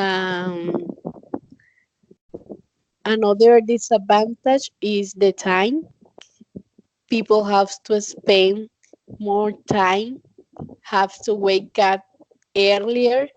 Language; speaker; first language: English; non-native, learner; Spanish